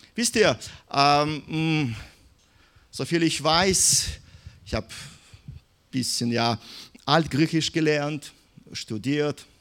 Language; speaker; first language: German; non-native, fluent; Russian